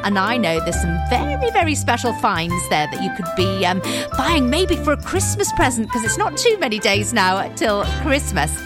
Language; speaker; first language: English; native; English